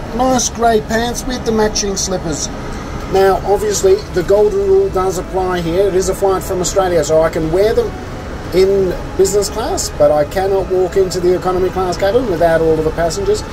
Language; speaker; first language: English; native; English